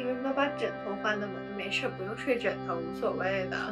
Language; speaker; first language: Chinese; native; Chinese